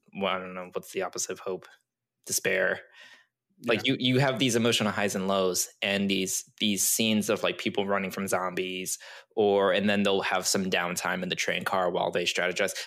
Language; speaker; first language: English; early bilingual, other home language; Chinese